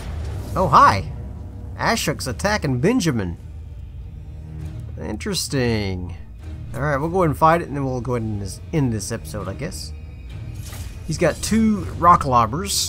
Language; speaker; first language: English; native; English